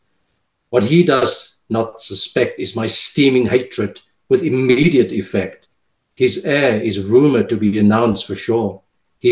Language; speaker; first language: English; non-native, local second language; Afrikaans